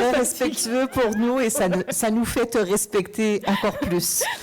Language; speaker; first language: French; native; French